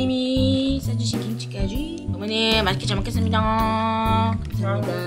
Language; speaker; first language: Korean; native; Korean